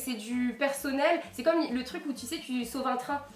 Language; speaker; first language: French; native; French